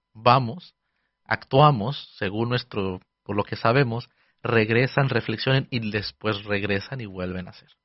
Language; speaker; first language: Spanish; early bilingual, heritage; Spanish